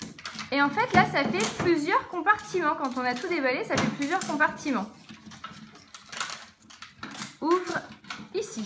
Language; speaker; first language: French; native; French